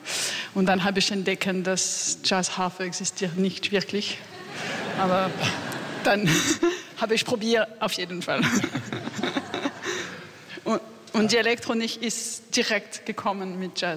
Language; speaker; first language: German; non-native, learner; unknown